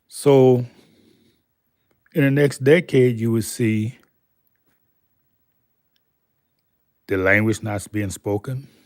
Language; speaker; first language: English; native; English